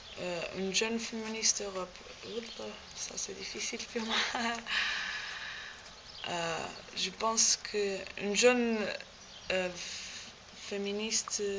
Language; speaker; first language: French; non-native, learner; Portuguese